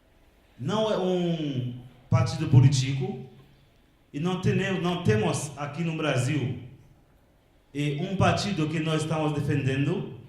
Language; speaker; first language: Portuguese; non-native, local second language; Haitian Creole